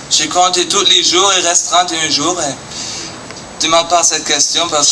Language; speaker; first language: French; non-native, learner; German